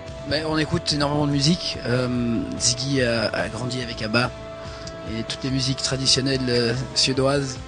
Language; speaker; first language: French; early bilingual, other home language; English